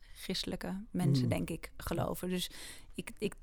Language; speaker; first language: Dutch; native; Dutch